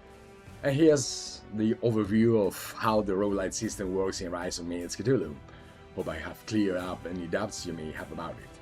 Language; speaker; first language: English; non-native, fluent; Spanish